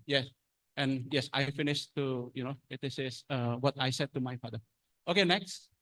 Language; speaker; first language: English; non-native, fluent; Indonesian